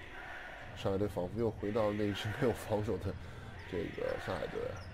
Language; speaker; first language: Chinese; native; Chinese